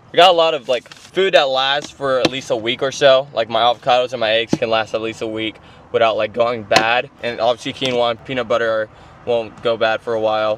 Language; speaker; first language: English; native; English